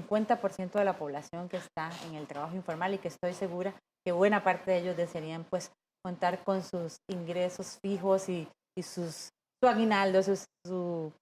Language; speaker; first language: Spanish; native; Spanish